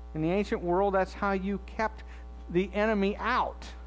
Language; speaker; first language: English; native; English